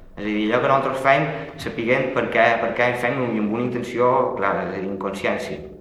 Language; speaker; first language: Catalan; native; Catalan